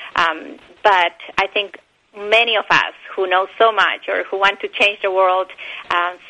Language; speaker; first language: English; non-native, fluent; Spanish